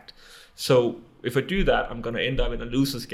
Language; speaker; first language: English; non-native, fluent; Danish